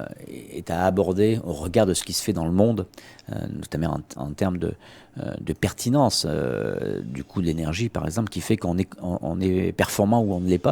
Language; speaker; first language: French; native; French